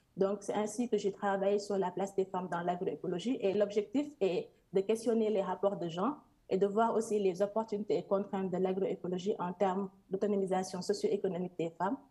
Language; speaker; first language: French; non-native, local second language; Serer